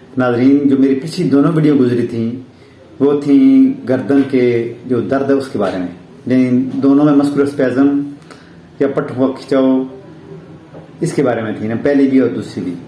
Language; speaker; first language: Urdu; non-native, local second language; Punjabi